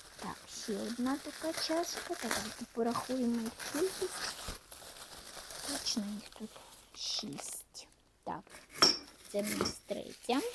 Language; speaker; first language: Ukrainian; non-native, local second language; Russian